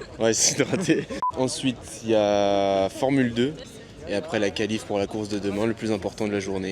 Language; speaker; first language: French; native; French